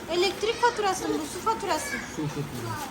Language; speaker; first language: Turkish; non-native, fluent; Urdu